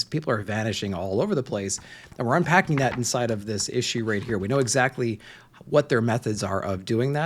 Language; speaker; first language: English; native; English